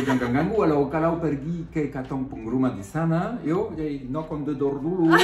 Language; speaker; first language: Indonesian; non-native, fluent; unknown